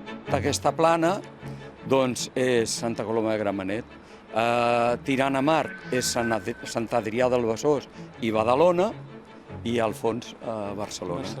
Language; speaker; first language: Catalan; non-native, local second language; Spanish